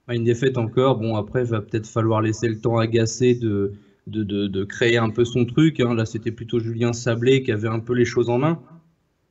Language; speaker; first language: French; native; French